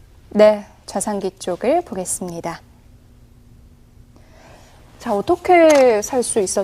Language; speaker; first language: Korean; native; Korean